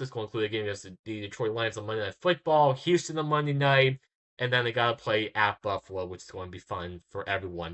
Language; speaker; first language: English; native; English